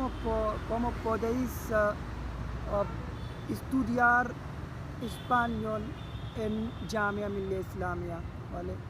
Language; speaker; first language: Spanish; non-native, learner; Urdu